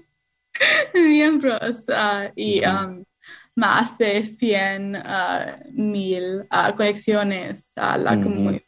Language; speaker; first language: Spanish; non-native, learner; English